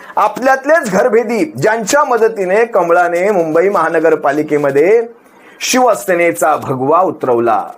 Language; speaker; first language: Marathi; native; Marathi